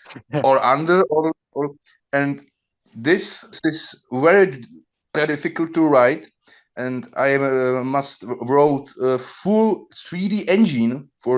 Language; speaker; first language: English; non-native, learner; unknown